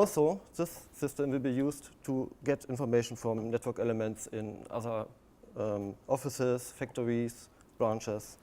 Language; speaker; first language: English; non-native, fluent; German